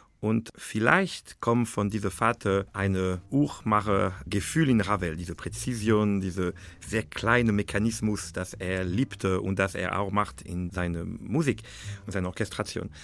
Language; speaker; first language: German; non-native, fluent; French